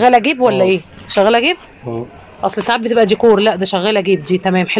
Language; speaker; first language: Arabic; native; Arabic